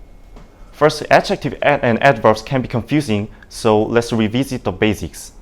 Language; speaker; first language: English; non-native, learner; Indonesian